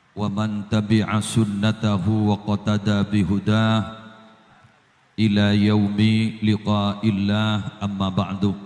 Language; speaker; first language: Indonesian; non-native, local second language; Madurese